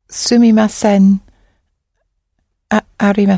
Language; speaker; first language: Japanese; non-native, learner; English